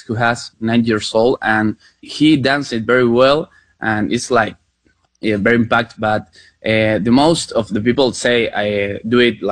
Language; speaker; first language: English; non-native, learner; Spanish